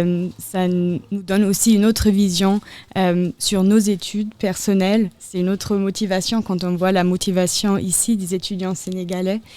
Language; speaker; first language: French; non-native, fluent; German